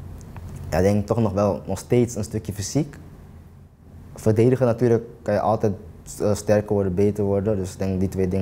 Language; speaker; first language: Dutch; native; Dutch